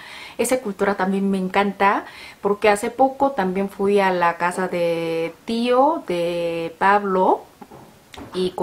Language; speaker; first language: Spanish; non-native, learner; Korean